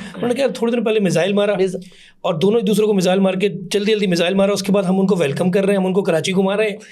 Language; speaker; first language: Urdu; native; Urdu